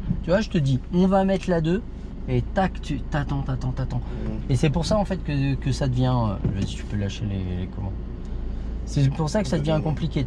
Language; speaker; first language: French; native; French